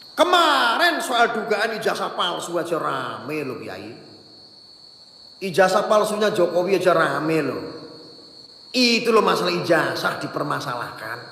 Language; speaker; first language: Indonesian; non-native, local second language; Javanese